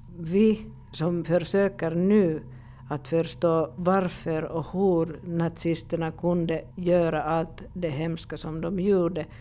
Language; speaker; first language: Swedish; non-native, local second language; Finnish